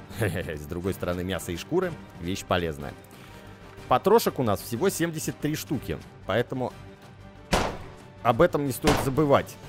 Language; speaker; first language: Russian; native; Russian